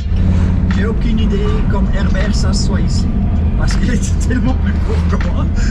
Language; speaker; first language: French; non-native, local second language; German